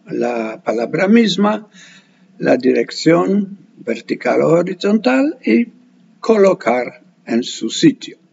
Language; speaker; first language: Spanish; non-native, fluent; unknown